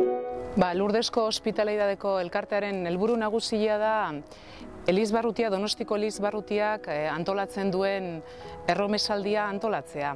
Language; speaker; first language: Basque; native; Basque